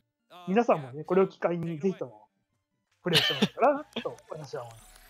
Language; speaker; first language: Japanese; native; Japanese